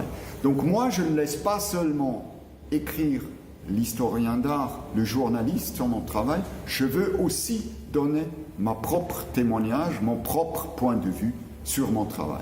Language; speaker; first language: French; non-native, local second language; German